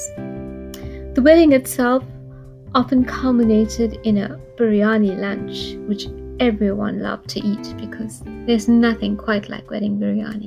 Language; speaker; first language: English; native; English